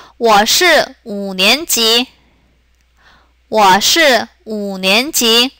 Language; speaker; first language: Chinese; non-native, fluent; Korean